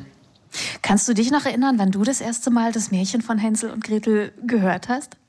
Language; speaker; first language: German; native; German